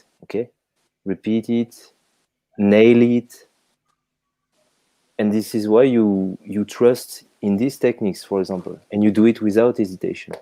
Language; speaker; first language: English; non-native, fluent; French